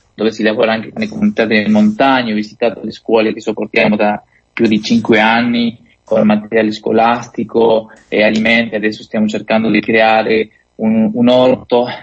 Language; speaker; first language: Italian; non-native, fluent; Spanish